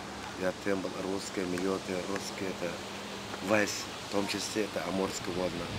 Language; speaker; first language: Russian; non-native, learner; Mongolian